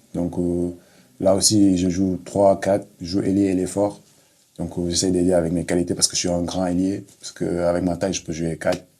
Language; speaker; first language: French; non-native, local second language; Wolof